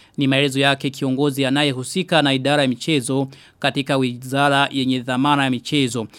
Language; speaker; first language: Swahili; non-native, local second language; Rundi